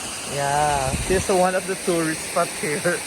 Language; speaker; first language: English; non-native, local second language; Filipino